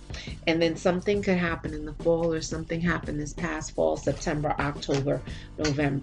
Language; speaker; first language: English; native; English